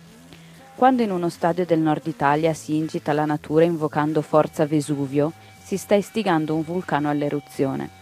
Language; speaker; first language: Italian; native; Italian